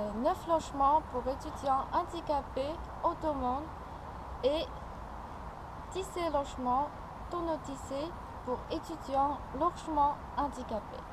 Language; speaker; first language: French; non-native, learner; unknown